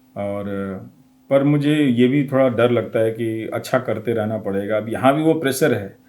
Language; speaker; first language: Hindi; non-native, local second language; Bhojpuri